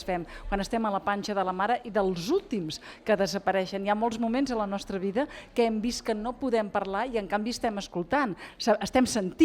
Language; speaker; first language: Catalan; native; Catalan